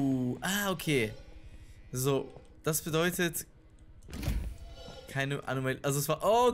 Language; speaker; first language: German; native; German